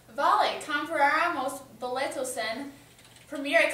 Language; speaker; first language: Spanish; non-native, learner; English